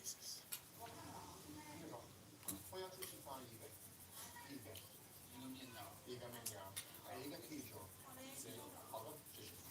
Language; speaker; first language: Chinese; non-native, learner; English